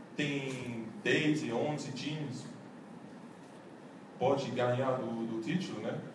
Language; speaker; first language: Portuguese; non-native, learner; English